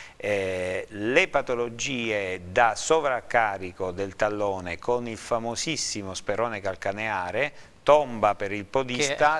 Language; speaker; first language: Italian; native; Italian